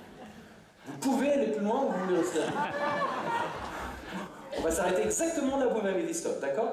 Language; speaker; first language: French; native; French